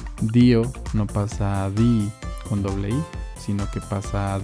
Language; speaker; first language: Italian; non-native, fluent; Spanish